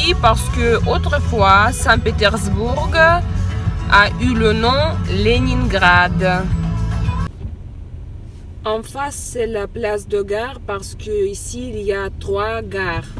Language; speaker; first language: French; non-native, fluent; Russian